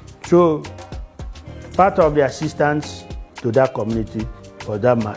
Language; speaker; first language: English; non-native, local second language; Igbo